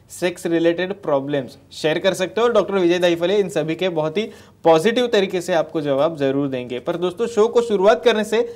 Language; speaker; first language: Hindi; non-native, local second language; Marathi